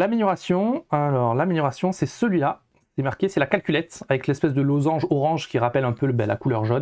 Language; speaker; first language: French; native; French